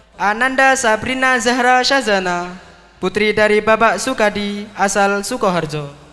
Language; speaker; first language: Indonesian; native; Indonesian